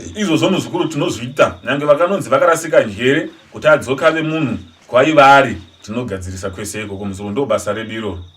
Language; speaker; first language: Shona; non-native, local second language; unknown